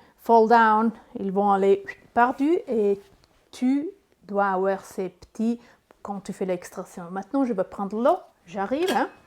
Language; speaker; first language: French; non-native, learner; Italian